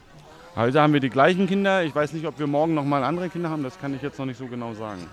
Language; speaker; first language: German; native; German